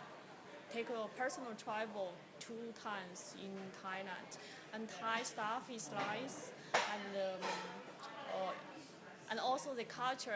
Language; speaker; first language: English; non-native, learner; Chinese